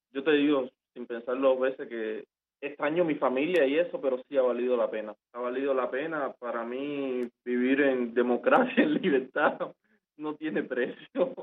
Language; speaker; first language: Spanish; native; Spanish